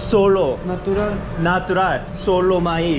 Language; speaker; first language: Spanish; non-native, learner; Korean